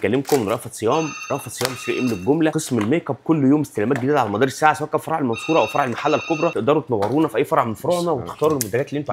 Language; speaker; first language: Arabic; native; Arabic